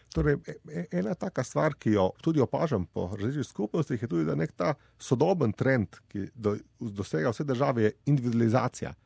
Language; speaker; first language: Slovenian; native; Slovenian